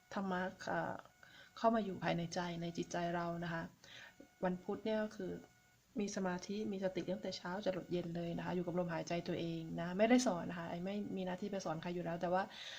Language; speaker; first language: Thai; native; Thai